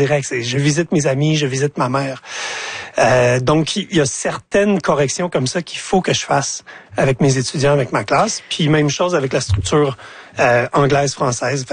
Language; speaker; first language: French; native; French